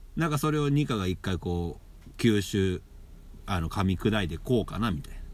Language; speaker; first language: Japanese; native; Japanese